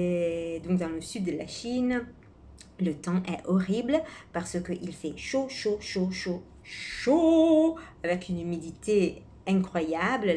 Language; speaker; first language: French; non-native, fluent; Italian